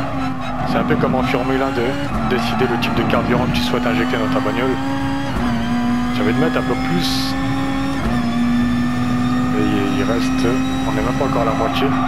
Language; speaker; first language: French; native; French